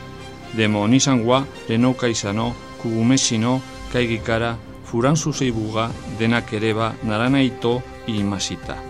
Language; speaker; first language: Japanese; non-native, learner; Spanish